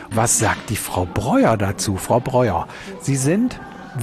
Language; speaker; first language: German; native; German